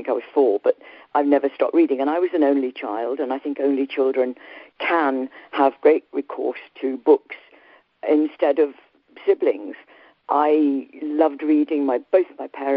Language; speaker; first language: English; native; English